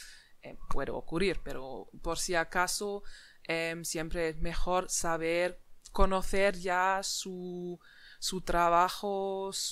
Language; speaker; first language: Spanish; non-native, fluent; German